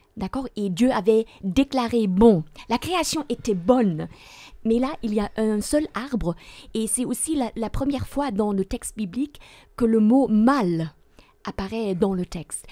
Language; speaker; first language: French; non-native, fluent; German